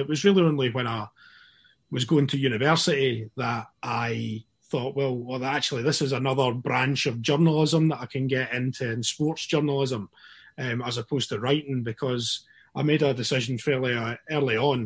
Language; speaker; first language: English; native; English